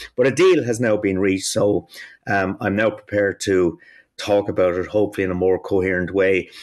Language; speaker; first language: English; native; English